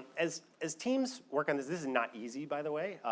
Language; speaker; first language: English; native; English